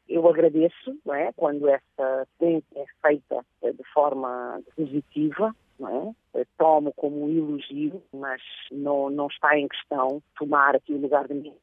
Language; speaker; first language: Portuguese; non-native, local second language; Kabuverdianu